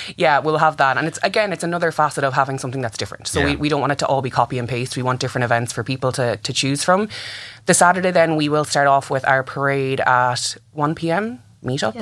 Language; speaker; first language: English; native; English